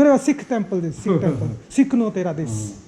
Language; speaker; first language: Japanese; non-native, learner; Punjabi